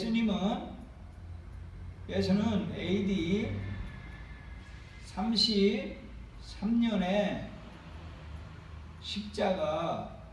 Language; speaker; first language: Korean; native; Korean